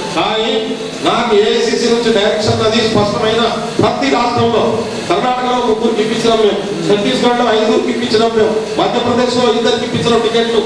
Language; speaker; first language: Telugu; non-native, local second language; Lambadi